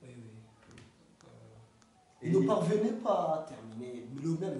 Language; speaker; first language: French; non-native, learner; Kinyarwanda